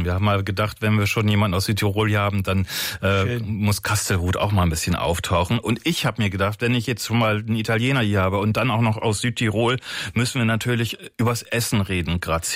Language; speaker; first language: German; native; German